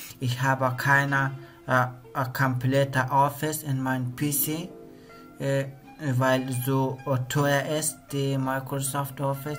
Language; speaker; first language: German; non-native, learner; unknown